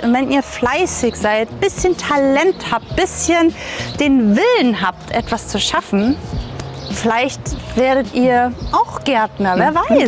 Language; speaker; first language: German; native; German